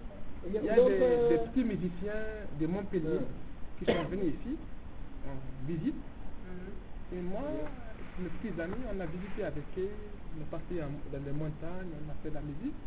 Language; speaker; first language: French; non-native, local second language; Tamasheq